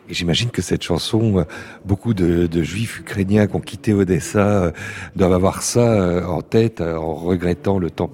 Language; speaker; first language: French; native; French